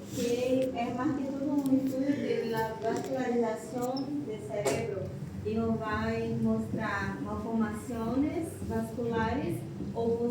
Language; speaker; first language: Portuguese; non-native, learner; Spanish